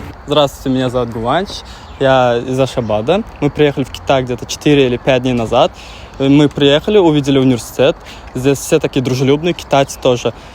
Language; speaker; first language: Russian; non-native, fluent; Turkmen